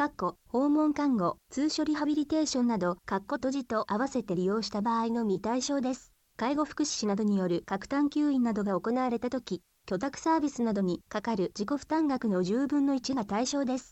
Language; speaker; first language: Japanese; native; Japanese